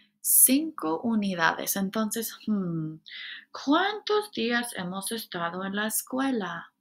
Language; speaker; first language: Spanish; non-native, fluent; English